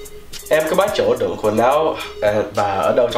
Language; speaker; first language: Vietnamese; early bilingual, heritage; Vietnamese